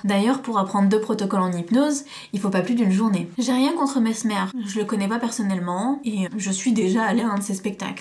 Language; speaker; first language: French; native; French